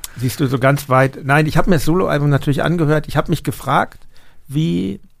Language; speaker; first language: German; native; German